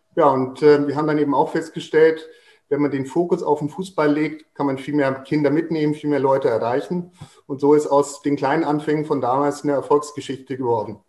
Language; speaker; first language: German; native; German